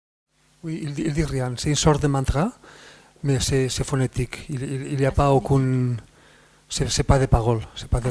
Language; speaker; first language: French; non-native, fluent; Spanish